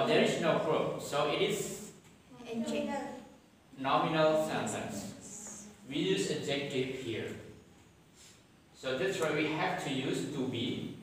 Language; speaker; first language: English; non-native, fluent; Indonesian